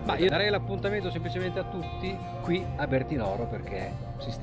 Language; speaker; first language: Italian; native; Italian